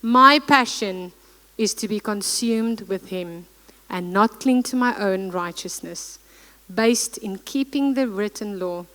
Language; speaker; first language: English; non-native, local second language; Afrikaans